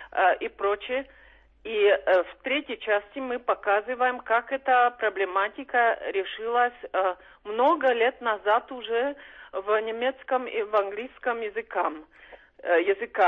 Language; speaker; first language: Russian; non-native, fluent; Czech